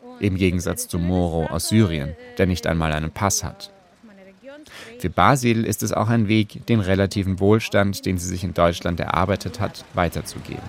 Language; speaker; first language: German; native; German